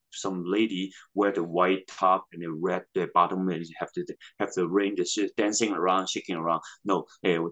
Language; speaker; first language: English; non-native, local second language; Cantonese